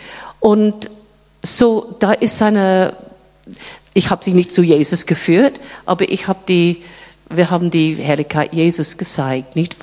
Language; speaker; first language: German; non-native, fluent; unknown